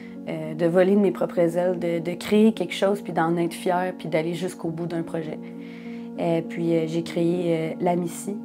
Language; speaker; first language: French; native; French